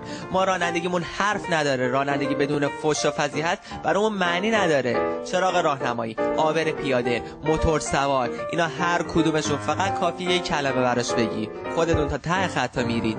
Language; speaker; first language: Persian; native; Persian